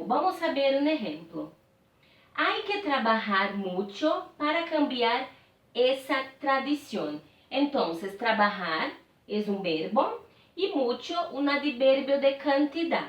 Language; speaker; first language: Spanish; non-native, fluent; Portuguese